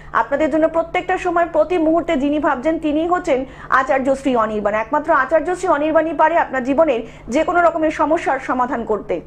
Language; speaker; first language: Bangla; native; Bangla